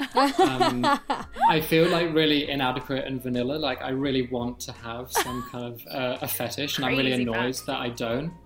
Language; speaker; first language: English; native; English